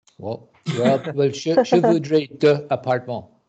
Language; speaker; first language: French; non-native, learner; English